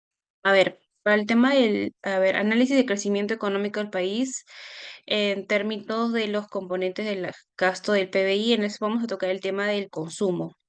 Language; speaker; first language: Spanish; native; Spanish